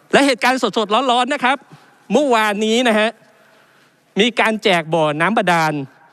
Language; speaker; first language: Thai; native; Thai